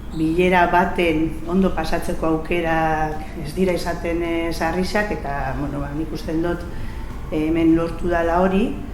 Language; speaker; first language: Basque; native; Basque